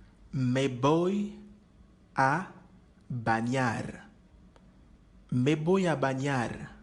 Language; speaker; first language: Spanish; non-native, learner; Haitian Creole